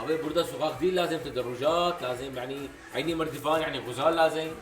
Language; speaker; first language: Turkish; non-native, learner; Arabic